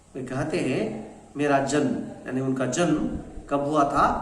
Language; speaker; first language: Hindi; non-native, local second language; Kannada